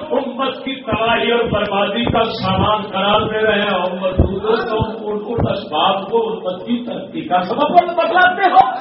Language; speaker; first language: Urdu; non-native, local second language; Punjabi